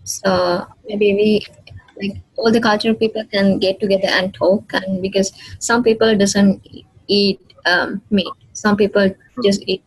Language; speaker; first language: English; non-native, fluent; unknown